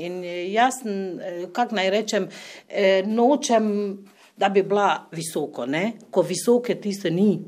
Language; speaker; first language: Slovenian; non-native, fluent; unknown